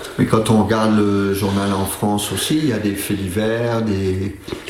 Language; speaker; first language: French; native; French